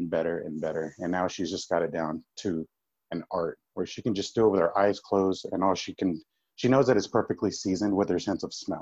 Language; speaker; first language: English; native; English